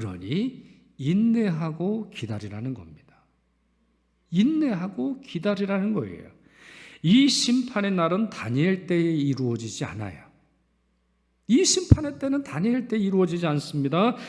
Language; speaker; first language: Korean; native; Korean